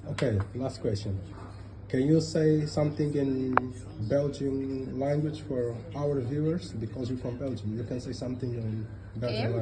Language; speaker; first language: English; non-native, learner; Portuguese